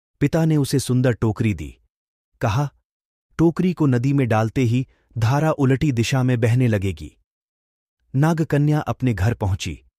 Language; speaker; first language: Hindi; non-native, local second language; Gujarati